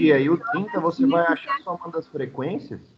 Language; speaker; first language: Portuguese; native; Portuguese